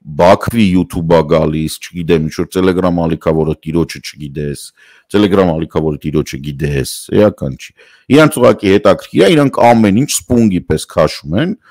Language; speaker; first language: Armenian; native; Armenian